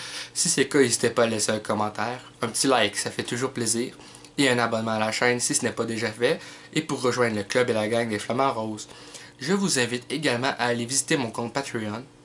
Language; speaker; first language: French; native; French